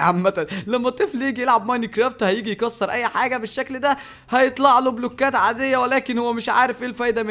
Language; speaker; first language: Arabic; native; Arabic